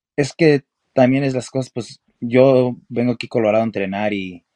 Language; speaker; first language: Spanish; early bilingual, heritage; Spanish